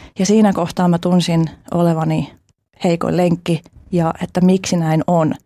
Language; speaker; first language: Finnish; early bilingual, other home language; Albanian